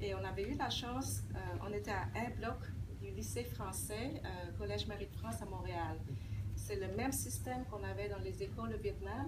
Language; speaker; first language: French; early bilingual, other home language; Vietnamese